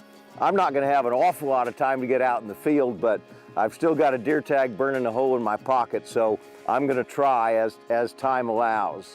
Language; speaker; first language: English; native; English